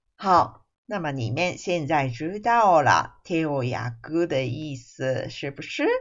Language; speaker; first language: Chinese; non-native, fluent; Japanese